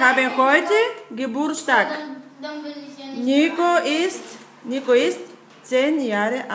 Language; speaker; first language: German; non-native, learner; Bulgarian